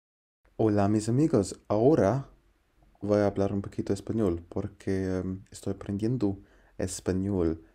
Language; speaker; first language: Spanish; non-native, learner; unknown